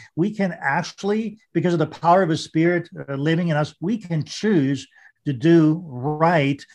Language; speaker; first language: English; non-native, fluent; German